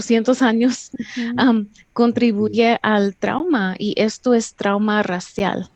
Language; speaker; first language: Spanish; early bilingual, heritage; English